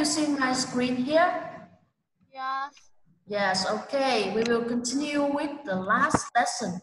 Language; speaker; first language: English; non-native, fluent; Vietnamese